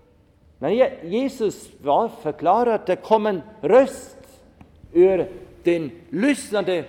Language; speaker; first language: Swedish; non-native, fluent; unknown